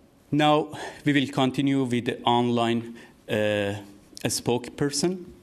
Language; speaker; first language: English; non-native, fluent; Persian